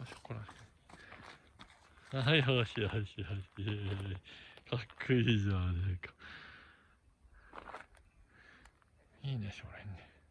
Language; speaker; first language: Japanese; native; Japanese